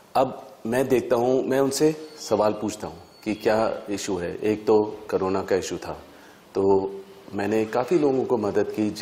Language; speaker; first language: Hindi; native; Hindi